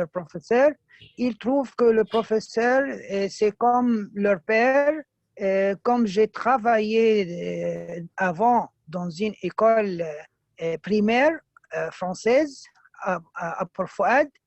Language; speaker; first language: French; non-native, fluent; Arabic